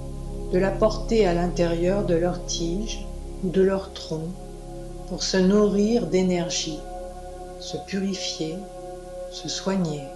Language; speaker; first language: French; native; French